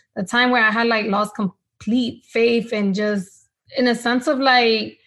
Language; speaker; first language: English; non-native, fluent; Spanish